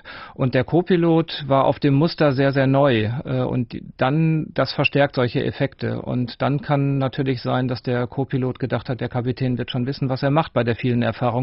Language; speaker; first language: German; native; German